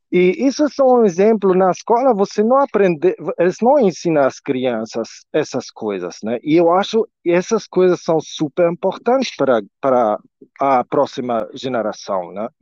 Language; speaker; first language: Portuguese; non-native, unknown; German